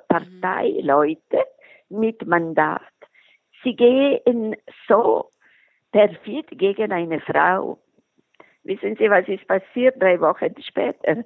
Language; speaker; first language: German; non-native, local second language; Italian